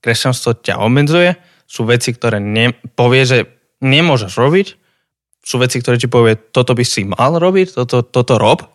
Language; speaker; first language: Slovak; native; Slovak